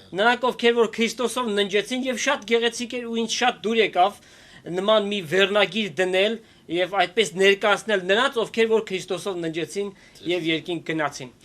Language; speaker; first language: Armenian; native; Armenian